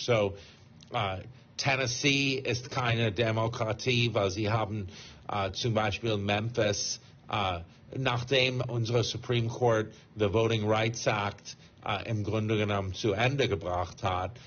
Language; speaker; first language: German; non-native, fluent; English